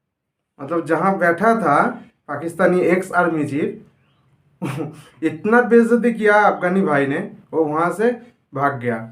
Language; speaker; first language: Hindi; non-native, local second language; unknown